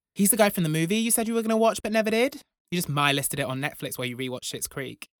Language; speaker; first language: English; native; English